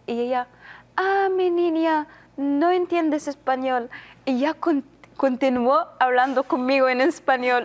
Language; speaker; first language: Spanish; non-native, learner; Arabic